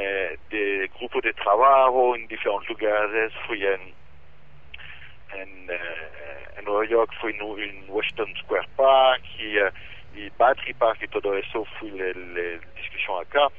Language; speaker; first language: Spanish; non-native, fluent; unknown